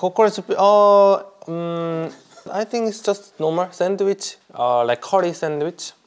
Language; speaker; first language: English; non-native, learner; Korean